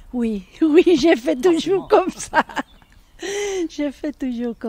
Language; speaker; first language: French; non-native, fluent; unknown